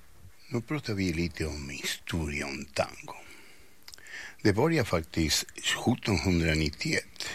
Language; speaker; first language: Swedish; non-native, fluent; Spanish